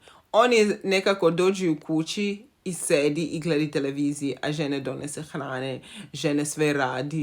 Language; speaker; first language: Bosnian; non-native, learner; Zulu